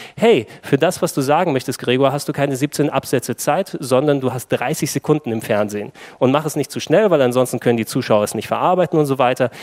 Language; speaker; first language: German; early bilingual, other home language; Greek